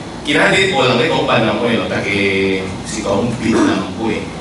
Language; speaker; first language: Filipino; non-native, local second language; Min Nan Chinese